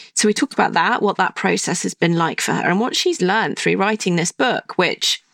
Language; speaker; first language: English; native; English